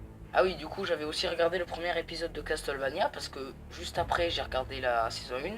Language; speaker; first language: French; native; French